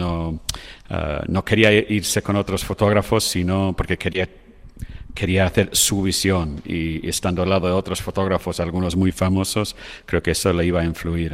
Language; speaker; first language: Spanish; non-native, fluent; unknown